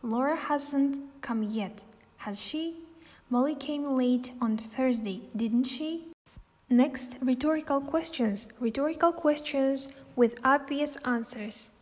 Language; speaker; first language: English; non-native, fluent; Kazakh